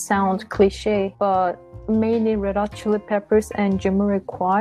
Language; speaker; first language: English; non-native, fluent; Turkish